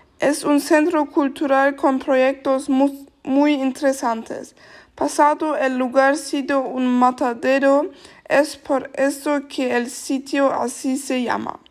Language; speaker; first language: Spanish; non-native, learner; German